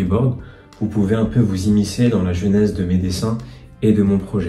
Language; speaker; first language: French; native; French